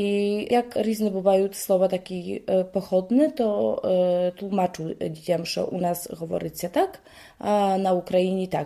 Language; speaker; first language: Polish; non-native, local second language; Ukrainian